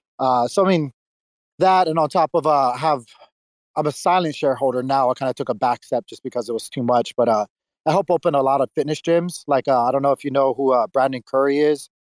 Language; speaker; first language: English; native; English